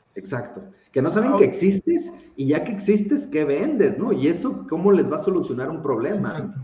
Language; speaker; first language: Spanish; native; Spanish